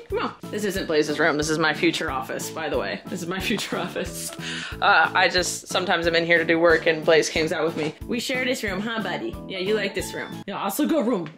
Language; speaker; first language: English; native; English